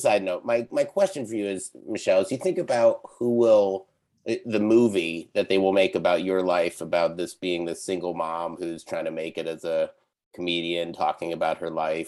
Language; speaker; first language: English; native; English